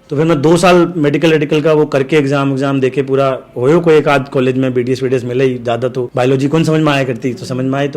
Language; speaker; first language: Hindi; native; Hindi